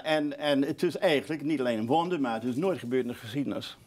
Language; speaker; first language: Dutch; non-native, fluent; English